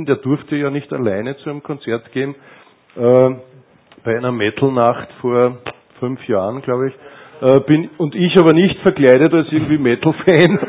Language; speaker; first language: German; native; German